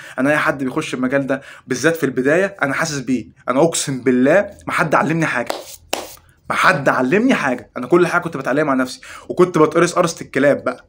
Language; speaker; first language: Arabic; native; Arabic